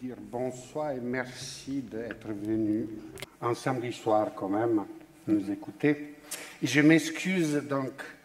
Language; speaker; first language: French; non-native, fluent; Bosnian